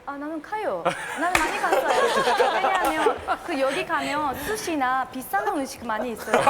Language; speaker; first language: Korean; non-native, learner; Japanese